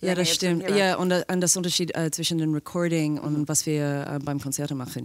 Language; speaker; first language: German; non-native, fluent; English